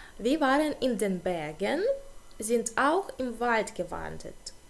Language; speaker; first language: German; non-native, fluent; Ukrainian